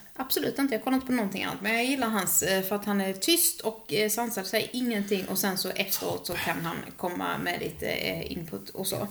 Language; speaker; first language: Swedish; native; Swedish